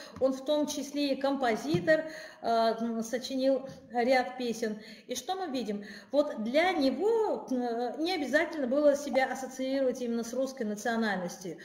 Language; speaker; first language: Russian; non-native, local second language; Armenian